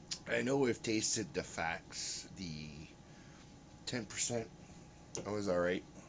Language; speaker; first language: English; early bilingual, other home language; French